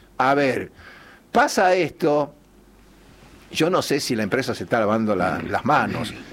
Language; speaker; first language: Spanish; native; Spanish